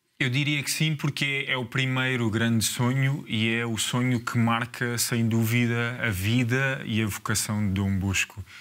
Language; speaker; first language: Portuguese; native; Portuguese